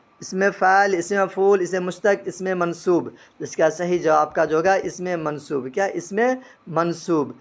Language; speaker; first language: Urdu; native; Urdu